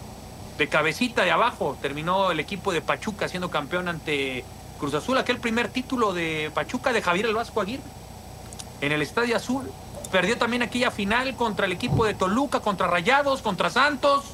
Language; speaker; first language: Spanish; native; Spanish